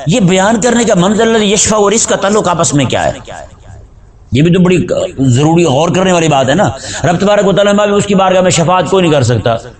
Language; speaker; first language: Urdu; non-native, local second language; Punjabi